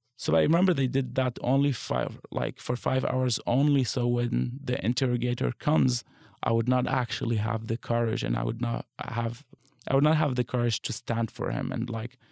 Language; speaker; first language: English; non-native, fluent; Arabic